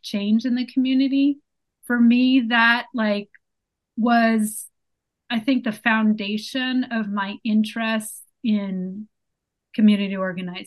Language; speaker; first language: English; native; English